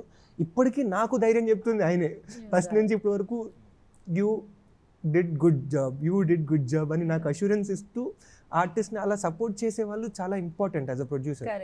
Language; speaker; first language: Telugu; native; Telugu